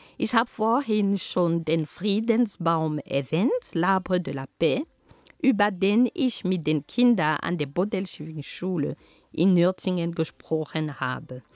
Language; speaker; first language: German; non-native, fluent; Ghomala